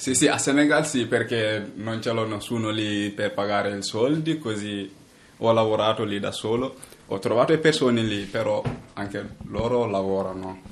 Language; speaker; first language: Italian; non-native, learner; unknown